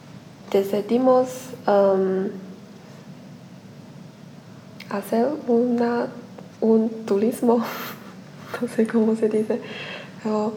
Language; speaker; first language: Spanish; non-native, learner; Chinese